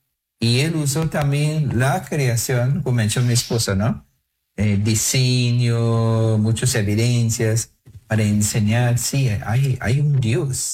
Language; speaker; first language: Spanish; non-native, fluent; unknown